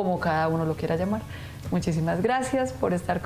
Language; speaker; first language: Spanish; native; Spanish